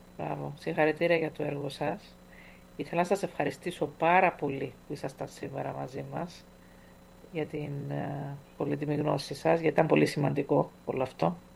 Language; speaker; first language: Greek; early bilingual, heritage; English